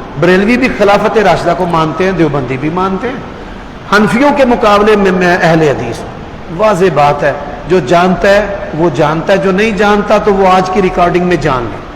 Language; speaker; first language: Urdu; non-native, local second language; Punjabi